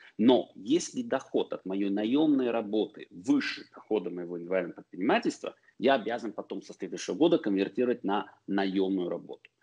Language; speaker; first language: Russian; early bilingual, heritage; Russian